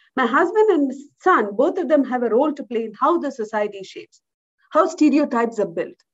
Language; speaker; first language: English; non-native, local second language; Malayalam